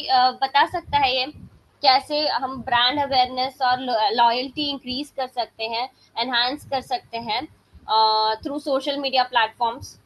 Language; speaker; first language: Hindi; native; Hindi